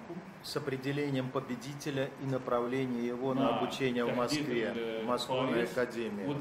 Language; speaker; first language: Russian; native; Russian